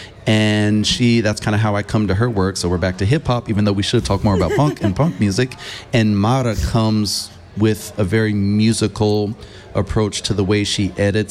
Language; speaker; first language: English; native; English